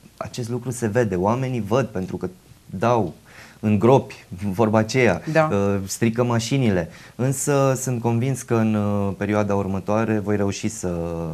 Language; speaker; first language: Romanian; native; Romanian